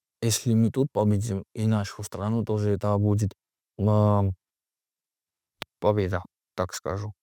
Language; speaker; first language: Russian; non-native, learner; Georgian